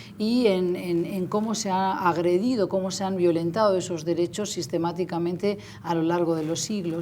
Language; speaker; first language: Spanish; native; Spanish